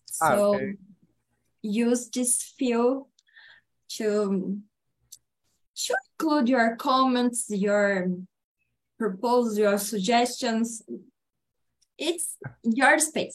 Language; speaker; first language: English; non-native, learner; Portuguese